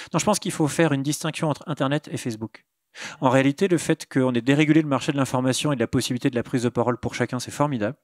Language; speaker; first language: French; native; French